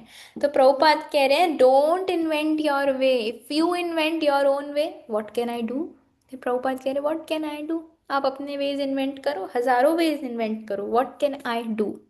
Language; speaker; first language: Hindi; native; Hindi